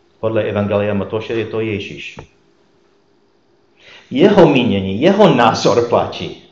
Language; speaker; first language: Czech; non-native, fluent; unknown